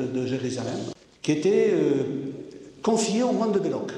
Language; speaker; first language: French; native; French